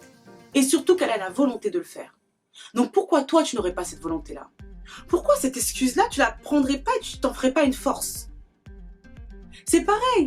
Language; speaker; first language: French; native; French